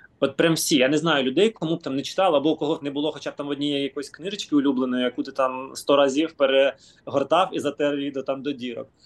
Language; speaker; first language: Ukrainian; non-native, local second language; Russian